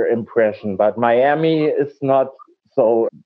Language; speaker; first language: English; non-native, learner; German